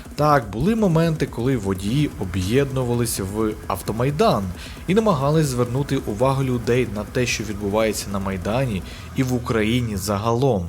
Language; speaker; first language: Ukrainian; early bilingual, other home language; Russian